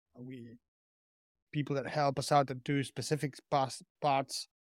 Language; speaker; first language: English; non-native, fluent; Spanish